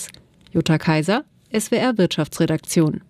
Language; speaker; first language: German; native; German